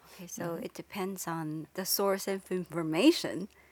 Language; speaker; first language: English; non-native, fluent; Chinese